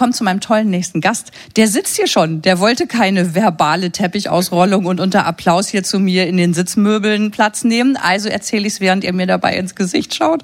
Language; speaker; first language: German; native; German